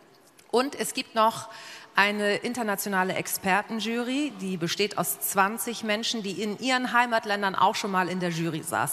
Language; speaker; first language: German; native; German